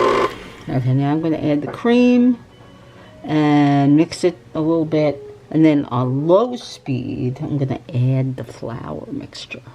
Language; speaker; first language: English; native; English